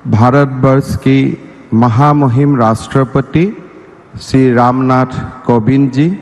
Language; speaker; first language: Hindi; non-native, local second language; Assamese